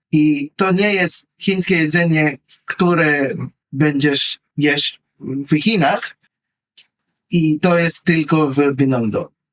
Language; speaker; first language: Polish; non-native, learner; Filipino